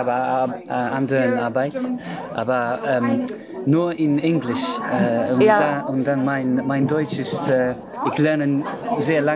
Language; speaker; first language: German; non-native, learner; English